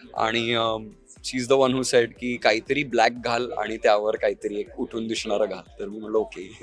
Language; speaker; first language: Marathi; non-native, local second language; Malayalam